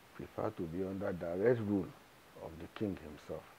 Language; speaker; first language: English; non-native, local second language; Yoruba